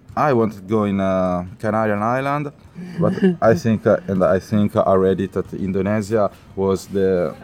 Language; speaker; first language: English; non-native, learner; Italian